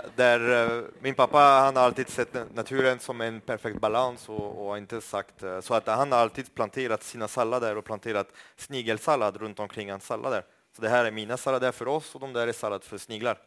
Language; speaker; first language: Swedish; non-native, fluent; French